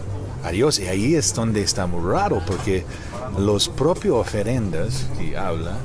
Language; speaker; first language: Spanish; non-native, learner; English